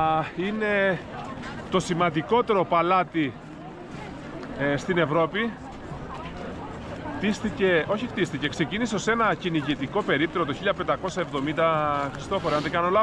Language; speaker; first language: Greek; native; Greek